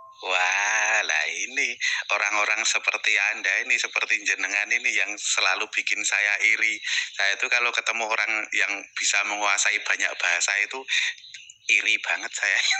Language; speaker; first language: Indonesian; non-native, local second language; Javanese